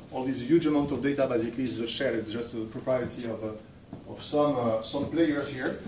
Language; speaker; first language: English; non-native, fluent; French